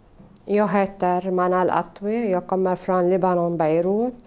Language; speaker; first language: Swedish; non-native, learner; Arabic